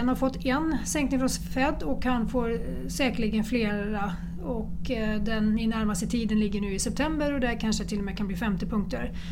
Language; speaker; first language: Swedish; native; Swedish